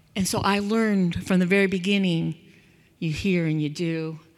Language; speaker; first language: English; native; English